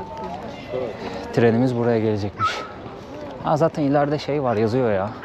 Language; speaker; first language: Turkish; native; Turkish